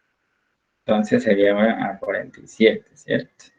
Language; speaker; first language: Spanish; native; Spanish